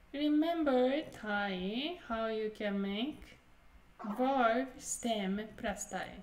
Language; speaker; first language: English; non-native, fluent; Japanese